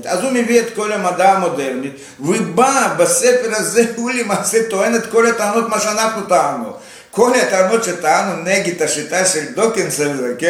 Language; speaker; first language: Hebrew; non-native, fluent; Russian